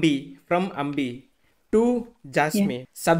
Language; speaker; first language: English; non-native, learner; Tamil